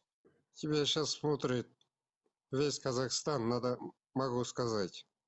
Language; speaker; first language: Russian; non-native, local second language; Kazakh